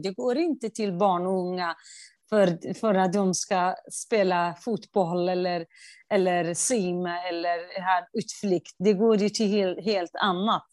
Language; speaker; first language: Swedish; non-native, fluent; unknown